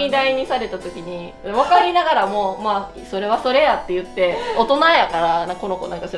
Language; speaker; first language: Japanese; native; Japanese